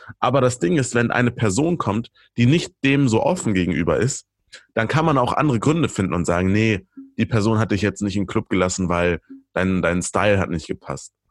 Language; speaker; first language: German; native; German